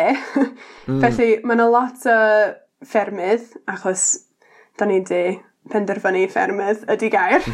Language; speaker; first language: Welsh; non-native, learner; English